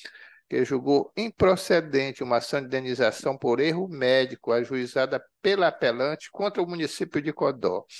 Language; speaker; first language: Portuguese; native; Portuguese